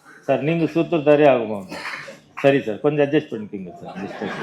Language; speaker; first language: Tamil; non-native, learner; Kannada